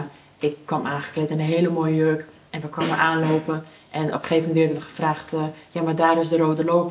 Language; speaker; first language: Dutch; early bilingual, other home language; Persian